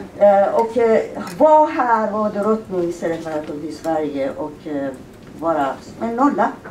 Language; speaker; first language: Swedish; non-native, fluent; Persian